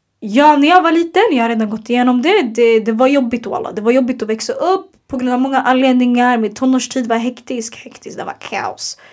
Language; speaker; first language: Swedish; early bilingual, other home language; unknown